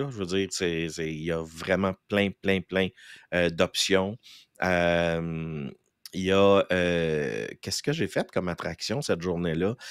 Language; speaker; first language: French; native; French